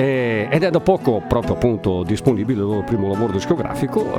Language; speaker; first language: Italian; native; Italian